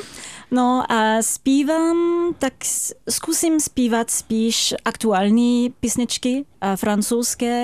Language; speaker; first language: Czech; non-native, fluent; French